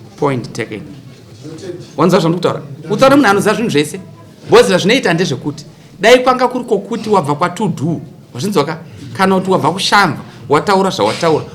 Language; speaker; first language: Shona; native; Shona